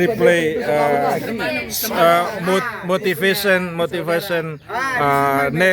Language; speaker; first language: English; non-native, learner; Indonesian